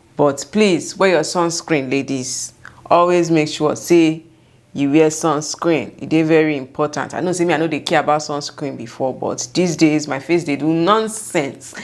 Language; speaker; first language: Nigerian Pidgin; non-native, local second language; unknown